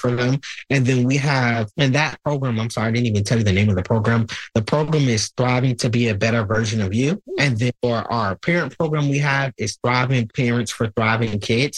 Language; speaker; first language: English; native; English